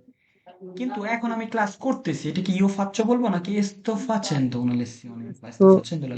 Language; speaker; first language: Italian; non-native, fluent; Bangla